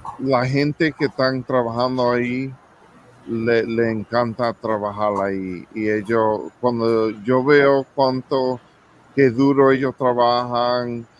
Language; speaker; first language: Spanish; early bilingual, heritage; English